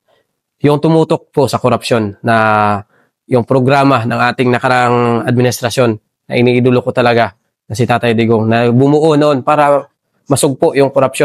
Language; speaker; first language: Filipino; native; Filipino